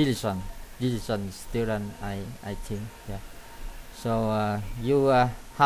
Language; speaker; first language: English; non-native, learner; Vietnamese